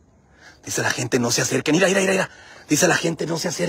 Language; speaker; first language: Spanish; native; Spanish